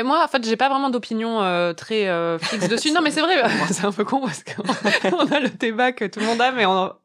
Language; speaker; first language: French; native; French